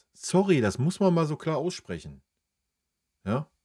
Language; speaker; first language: German; native; German